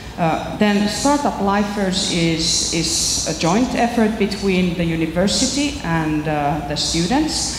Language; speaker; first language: English; non-native, fluent; Finnish